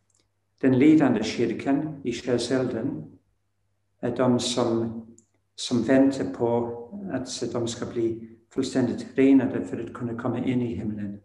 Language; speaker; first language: Swedish; non-native, fluent; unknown